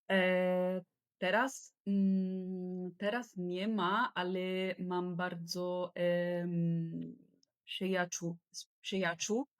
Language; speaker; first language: Polish; non-native, learner; Italian